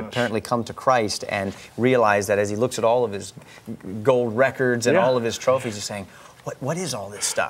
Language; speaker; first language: English; native; English